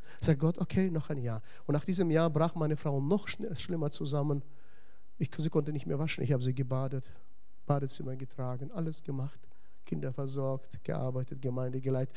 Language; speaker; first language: German; non-native, fluent; Russian